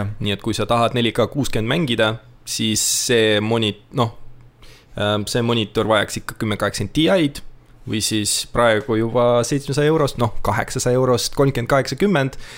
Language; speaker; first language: Estonian; non-native, local second language; Russian